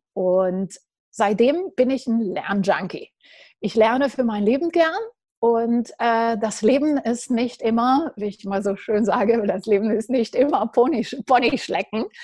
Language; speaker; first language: German; non-native, fluent; Romanian